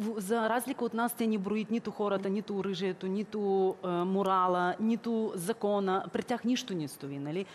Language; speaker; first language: Bulgarian; early bilingual, heritage; Bulgarian